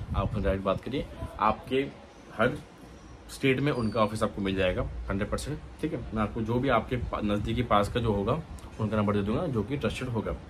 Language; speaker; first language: Hindi; non-native, local second language; Marathi